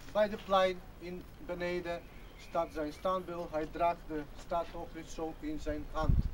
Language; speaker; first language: Dutch; non-native, fluent; Macedonian